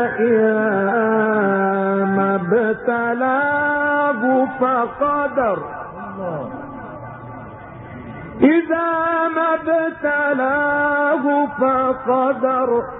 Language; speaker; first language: Arabic; native; Arabic